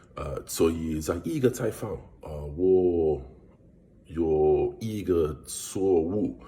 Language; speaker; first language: Chinese; non-native, learner; English